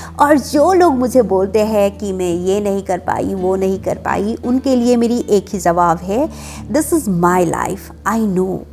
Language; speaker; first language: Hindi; non-native, local second language; Assamese